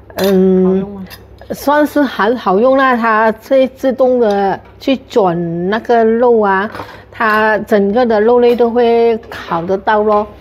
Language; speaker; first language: Chinese; native; Chinese